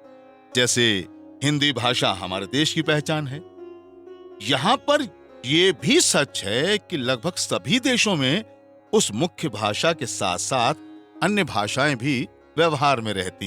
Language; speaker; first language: Hindi; native; Hindi